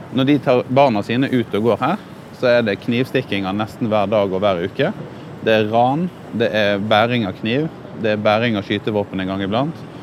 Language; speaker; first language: Norwegian; native; Norwegian